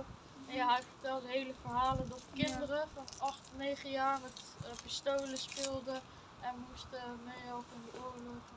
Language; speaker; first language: Dutch; early bilingual, other home language; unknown